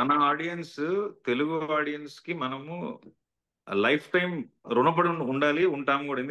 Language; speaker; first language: Telugu; native; Telugu